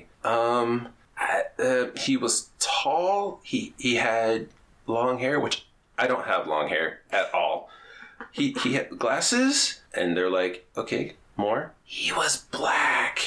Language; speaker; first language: English; native; English